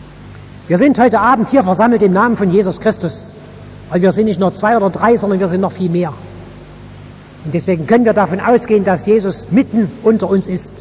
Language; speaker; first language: German; native; German